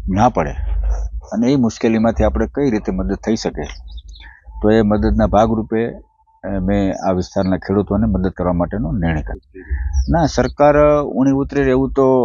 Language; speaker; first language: Gujarati; native; Gujarati